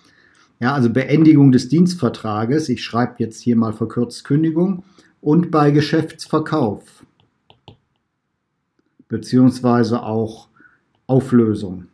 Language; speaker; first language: German; native; German